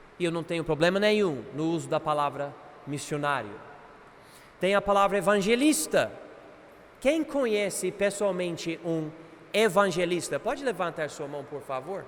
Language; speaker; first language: Portuguese; non-native, fluent; English